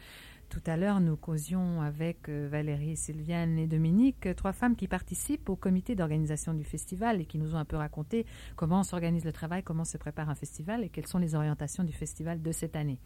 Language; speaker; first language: French; native; French